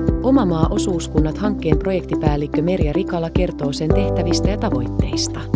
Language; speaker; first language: Finnish; native; Finnish